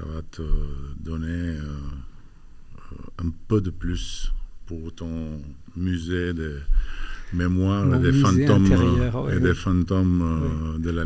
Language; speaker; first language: French; non-native, fluent; Albanian